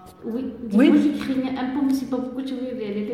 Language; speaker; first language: French; non-native, learner; Arabic